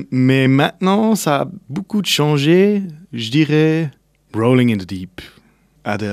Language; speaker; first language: French; non-native, local second language; Swiss German